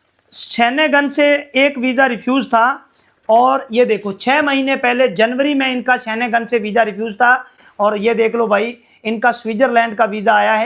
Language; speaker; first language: Hindi; native; Hindi